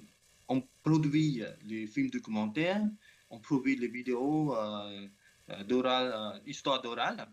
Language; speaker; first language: French; non-native, learner; Khmer